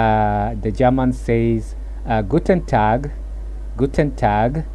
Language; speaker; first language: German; non-native, fluent; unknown